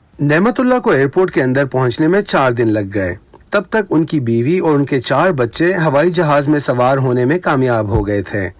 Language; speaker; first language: Urdu; native; Urdu